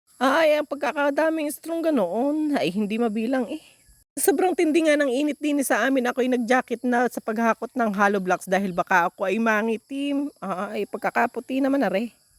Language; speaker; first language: Filipino; native; Filipino